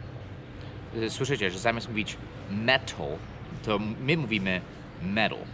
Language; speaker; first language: Polish; non-native, fluent; English